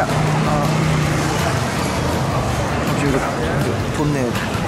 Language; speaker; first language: Korean; early bilingual, heritage; Korean